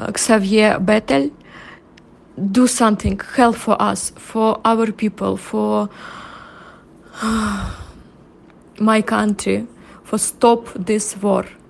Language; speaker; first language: English; non-native, learner; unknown